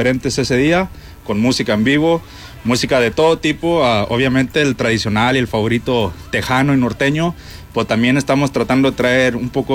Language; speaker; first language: Spanish; native; Spanish